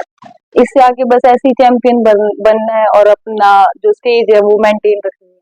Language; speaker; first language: Hindi; native; Hindi